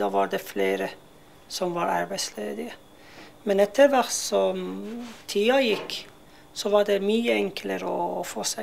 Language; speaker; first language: Norwegian; non-native, fluent; Persian